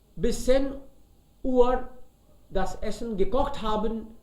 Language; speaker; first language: German; non-native, learner; Hindi